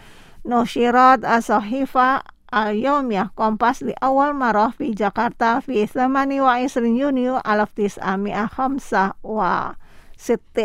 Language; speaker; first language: Arabic; non-native, learner; Indonesian